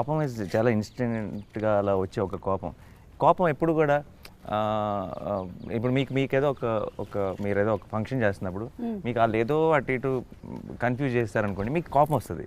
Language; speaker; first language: Telugu; native; Telugu